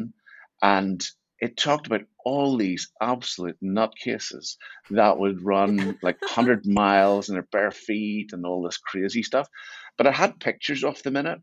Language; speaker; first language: English; native; English